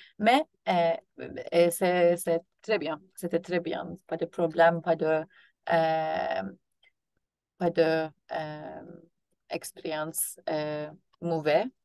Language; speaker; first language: French; non-native, learner; Turkish